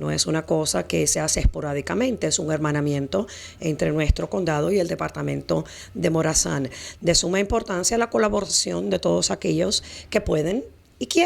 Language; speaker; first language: Spanish; native; Spanish